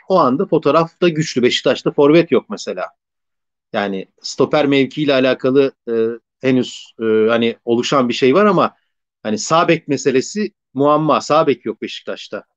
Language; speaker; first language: Turkish; native; Turkish